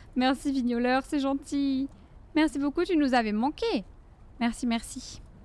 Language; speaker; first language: French; native; French